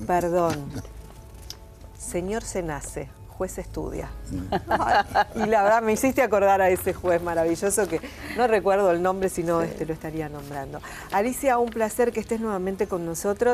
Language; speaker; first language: Spanish; native; Spanish